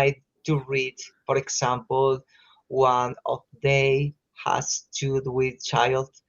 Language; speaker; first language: English; non-native, learner; Spanish